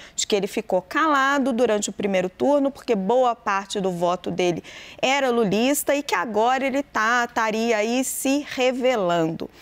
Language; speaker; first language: Portuguese; native; Portuguese